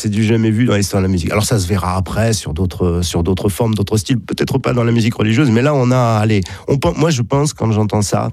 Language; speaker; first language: French; native; French